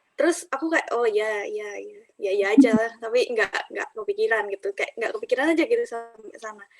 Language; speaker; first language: Indonesian; native; Indonesian